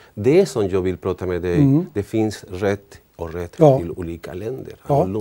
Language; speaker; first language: Swedish; non-native, learner; Spanish